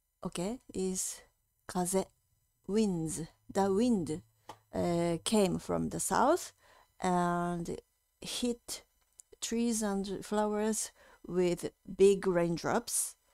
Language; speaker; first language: English; non-native, fluent; Japanese